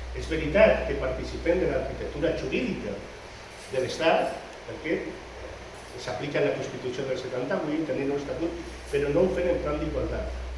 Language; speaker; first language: Catalan; non-native, local second language; Spanish